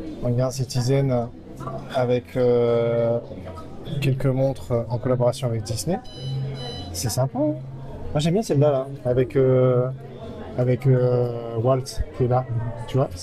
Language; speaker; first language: French; native; French